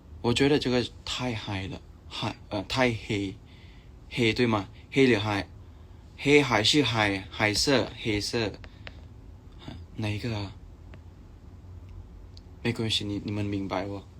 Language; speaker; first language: Chinese; non-native, learner; Thai